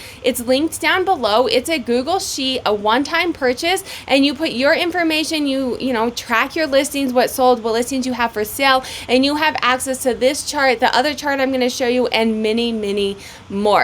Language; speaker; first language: English; native; English